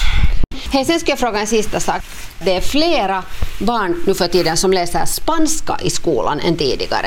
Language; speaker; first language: Swedish; native; Swedish